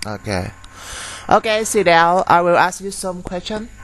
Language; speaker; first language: English; non-native, learner; Vietnamese